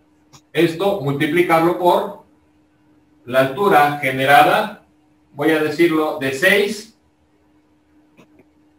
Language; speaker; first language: Spanish; native; Spanish